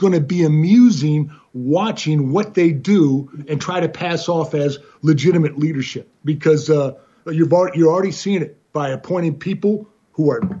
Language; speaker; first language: English; native; English